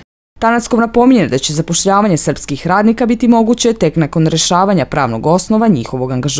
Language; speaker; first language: Serbian; native; Serbian